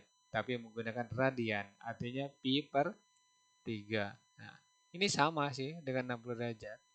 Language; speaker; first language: Indonesian; native; Indonesian